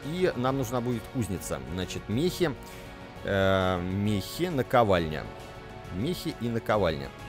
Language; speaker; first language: Russian; native; Russian